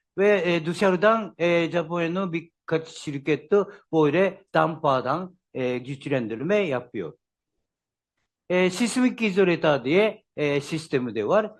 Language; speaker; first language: Turkish; non-native, learner; Japanese